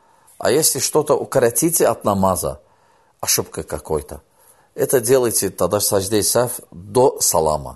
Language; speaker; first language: Russian; non-native, fluent; Azerbaijani